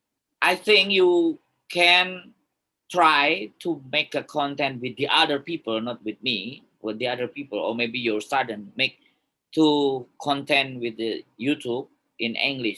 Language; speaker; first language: English; non-native, learner; Indonesian